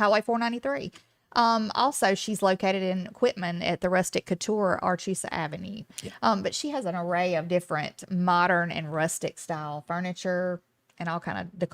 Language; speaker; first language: English; native; English